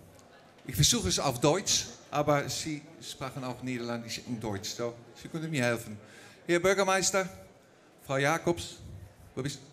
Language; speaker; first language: German; non-native, learner; Dutch